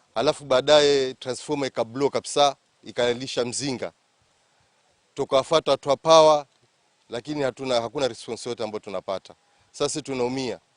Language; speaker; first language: Swahili; native; Swahili